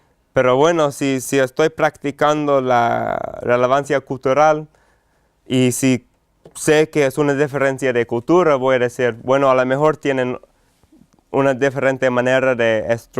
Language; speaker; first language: Spanish; non-native, fluent; English